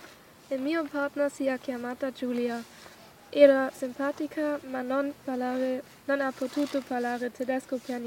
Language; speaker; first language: Italian; non-native, learner; German